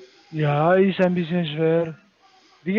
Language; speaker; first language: German; non-native, learner; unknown